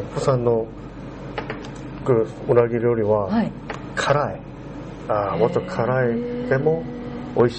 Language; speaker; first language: Japanese; non-native, learner; Korean